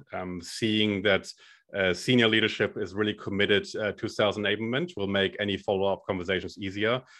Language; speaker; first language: English; non-native, fluent; German